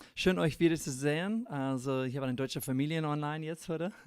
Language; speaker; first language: German; non-native, learner; English